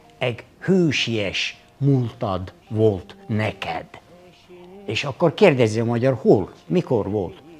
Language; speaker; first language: Hungarian; non-native, fluent; Turkish